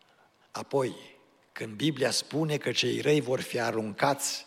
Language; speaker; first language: Romanian; native; Romanian